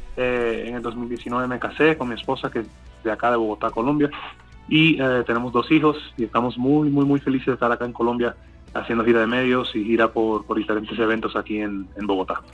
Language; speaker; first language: Spanish; early bilingual, heritage; English